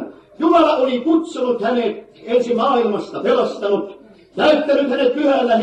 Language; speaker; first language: Finnish; native; Finnish